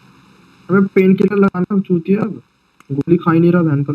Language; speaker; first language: Hindi; native; Hindi